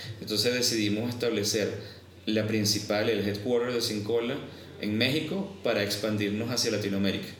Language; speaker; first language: Spanish; native; Spanish